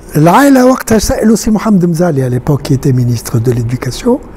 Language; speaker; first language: French; non-native, local second language; Arabic